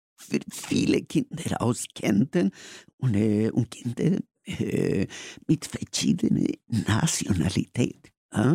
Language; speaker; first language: German; non-native, learner; Spanish